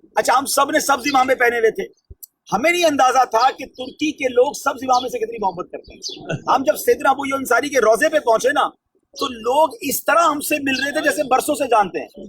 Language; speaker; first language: Urdu; native; Urdu